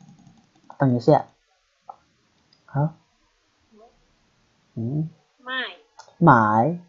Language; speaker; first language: Chinese; non-native, learner; Indonesian